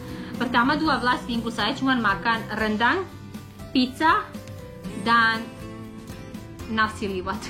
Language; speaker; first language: Indonesian; non-native, learner; English